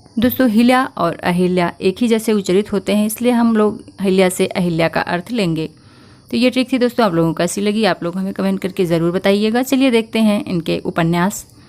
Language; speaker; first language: Hindi; native; Hindi